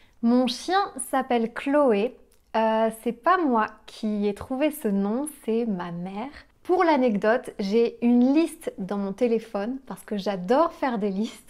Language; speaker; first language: French; native; French